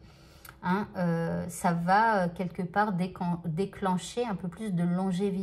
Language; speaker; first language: French; native; French